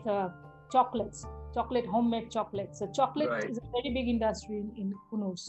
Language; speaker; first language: English; non-native, local second language; Bangla